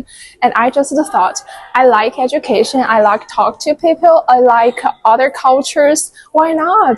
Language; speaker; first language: English; non-native, fluent; Chinese